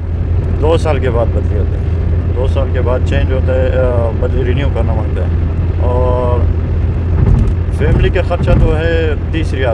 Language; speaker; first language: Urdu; non-native, local second language; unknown